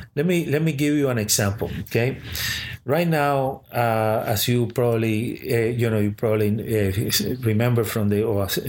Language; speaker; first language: English; early bilingual, other home language; Spanish